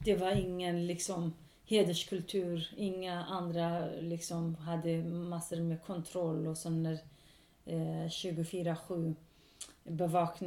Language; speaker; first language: Swedish; non-native, local second language; Kurdish